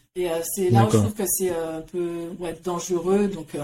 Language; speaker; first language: French; native; French